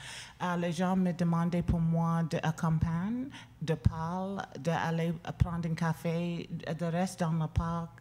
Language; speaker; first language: French; non-native, learner; English